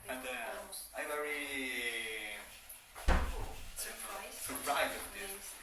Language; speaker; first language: English; non-native, learner; Italian